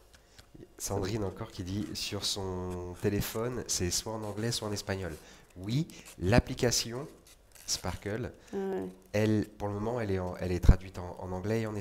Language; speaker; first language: French; native; French